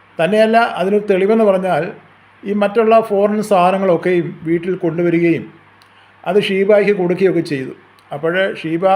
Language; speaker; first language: Malayalam; native; Malayalam